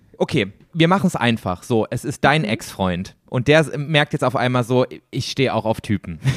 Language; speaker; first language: German; native; German